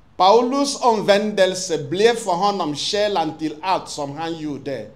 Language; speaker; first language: Swedish; non-native, fluent; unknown